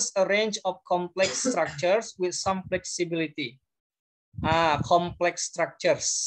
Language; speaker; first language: English; non-native, fluent; Indonesian